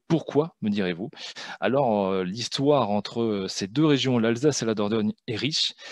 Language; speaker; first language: French; native; French